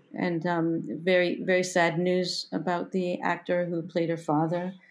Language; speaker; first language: English; native; English